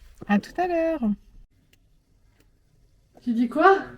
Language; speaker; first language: French; native; French